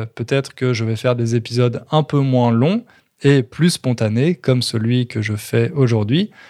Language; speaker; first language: French; native; French